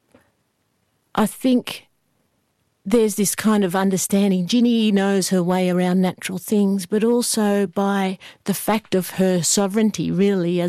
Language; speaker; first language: English; native; English